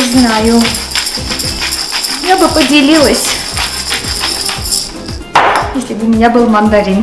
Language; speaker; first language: Russian; non-native, local second language; Armenian